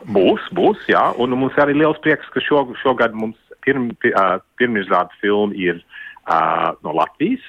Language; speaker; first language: Latvian; early bilingual, heritage; Latvian